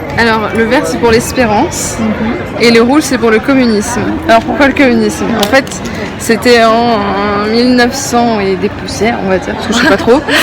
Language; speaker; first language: French; non-native, fluent; Portuguese